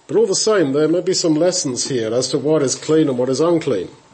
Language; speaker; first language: English; native; English